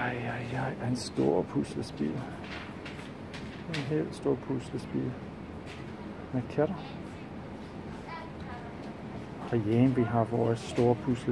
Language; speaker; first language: Danish; non-native, fluent; English